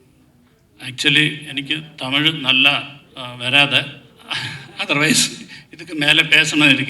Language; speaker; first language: Tamil; non-native, learner; Malayalam